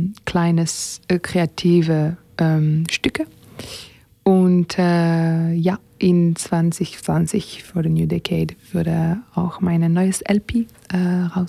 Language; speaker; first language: German; non-native, learner; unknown